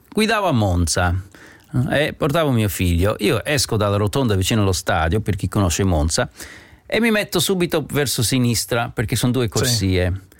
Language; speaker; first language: Italian; non-native, fluent; English